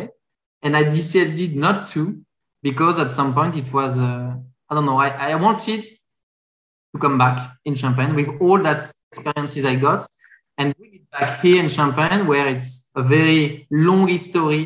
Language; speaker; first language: English; non-native, fluent; French